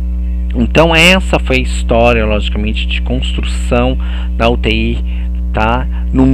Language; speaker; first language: Portuguese; native; Portuguese